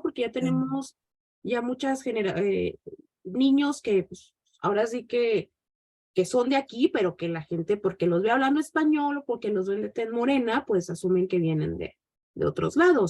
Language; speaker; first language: Spanish; native; Spanish